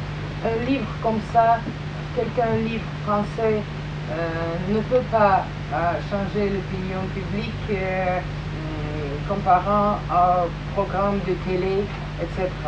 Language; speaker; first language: French; non-native, fluent; Russian